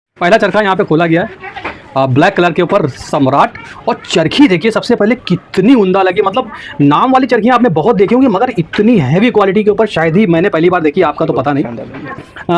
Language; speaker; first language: Hindi; native; Hindi